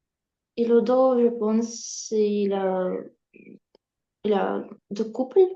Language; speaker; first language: French; non-native, learner; Ukrainian